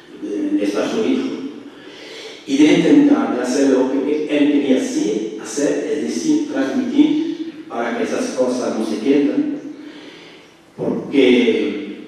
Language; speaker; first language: Spanish; early bilingual, heritage; French